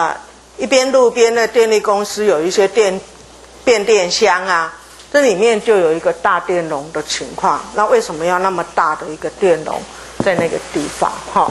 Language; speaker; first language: Chinese; native; Chinese